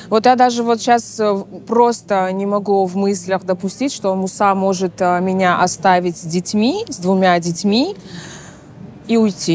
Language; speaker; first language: Russian; native; Russian